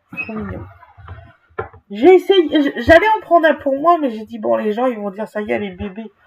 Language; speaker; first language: French; native; French